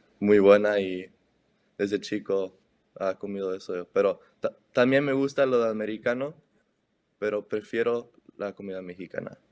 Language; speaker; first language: Spanish; early bilingual, heritage; Spanish